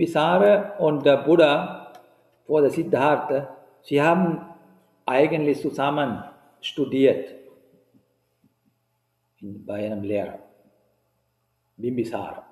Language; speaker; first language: German; non-native, fluent; Sinhala